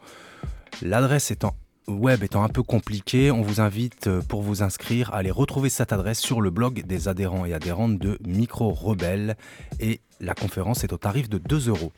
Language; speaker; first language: French; native; French